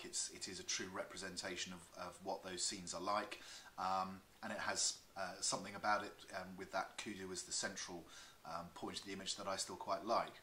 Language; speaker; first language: English; native; English